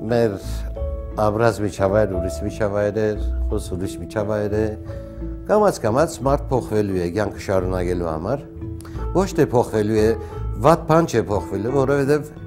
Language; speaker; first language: Armenian; early bilingual, heritage; Armenian